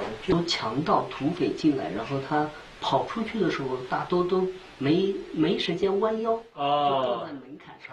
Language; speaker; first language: Chinese; native; Chinese